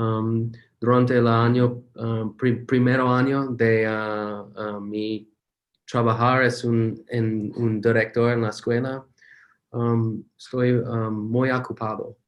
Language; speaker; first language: Spanish; non-native, learner; English